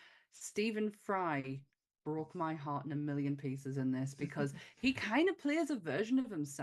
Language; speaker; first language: English; native; English